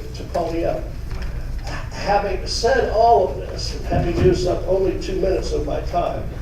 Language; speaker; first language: English; native; English